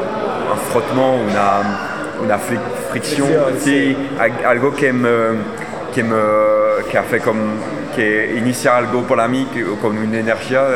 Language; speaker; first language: Spanish; non-native, learner; French